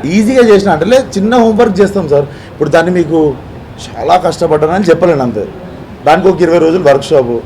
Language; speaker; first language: Telugu; native; Telugu